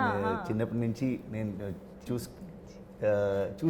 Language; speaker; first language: Telugu; non-native, learner; Kannada